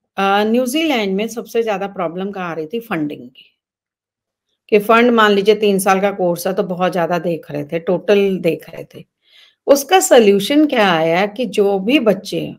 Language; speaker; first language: Hindi; native; Hindi